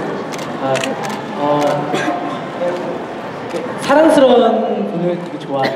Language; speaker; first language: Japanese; non-native, learner; Korean